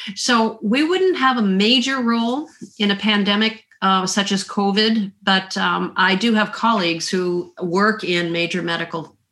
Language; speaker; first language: English; native; English